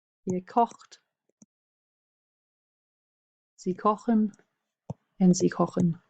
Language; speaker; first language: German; non-native, fluent; English